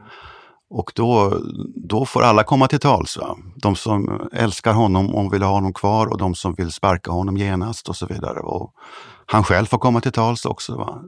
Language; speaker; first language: Swedish; native; Swedish